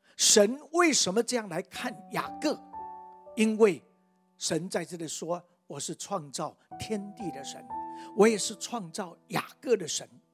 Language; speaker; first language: Chinese; native; Chinese